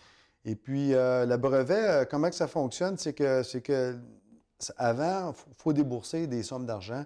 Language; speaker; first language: French; native; French